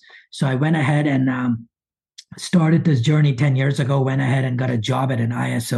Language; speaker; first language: English; early bilingual, other home language; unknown